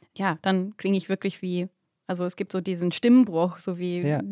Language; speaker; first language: German; non-native, fluent; English